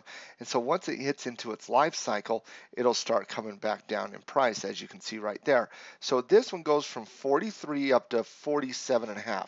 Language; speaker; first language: English; native; English